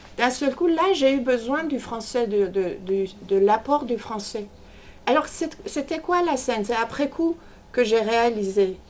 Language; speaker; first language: French; non-native, fluent; Persian